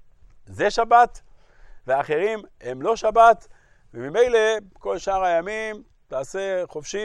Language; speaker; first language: Hebrew; native; Hebrew